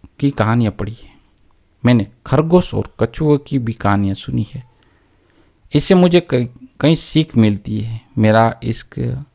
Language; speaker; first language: Hindi; non-native, local second language; Gujarati